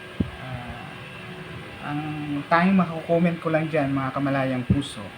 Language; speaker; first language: Filipino; native; Filipino